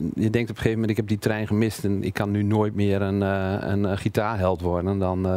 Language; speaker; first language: Dutch; native; Dutch